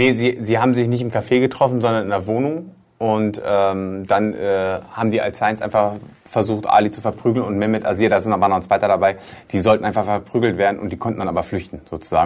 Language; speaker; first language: German; native; German